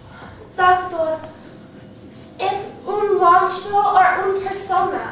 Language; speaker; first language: Spanish; non-native, learner; English